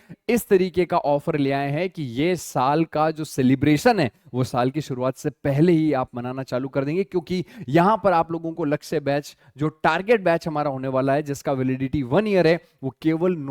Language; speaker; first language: Hindi; native; Hindi